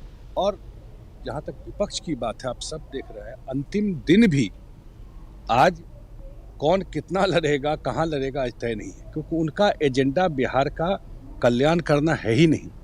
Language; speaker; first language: Hindi; native; Hindi